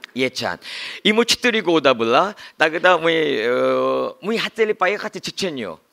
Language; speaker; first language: Russian; non-native, learner; Korean